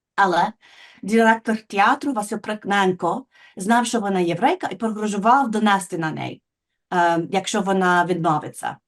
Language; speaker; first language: Ukrainian; non-native, fluent; English